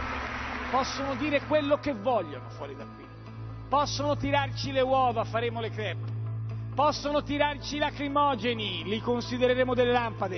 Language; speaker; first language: Italian; native; Italian